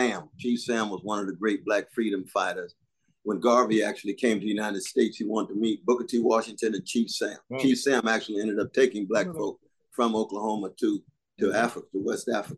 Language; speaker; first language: English; native; English